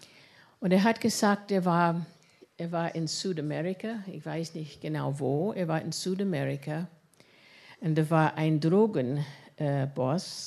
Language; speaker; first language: German; non-native, fluent; English